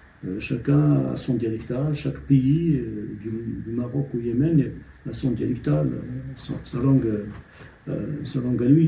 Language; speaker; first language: French; non-native, local second language; Tachelhit